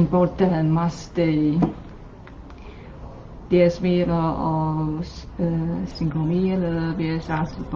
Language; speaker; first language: Spanish; non-native, learner; Chinese